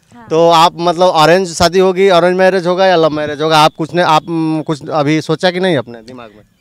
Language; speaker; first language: Hindi; native; Hindi